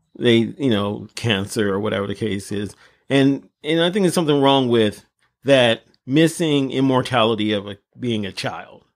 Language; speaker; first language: English; native; English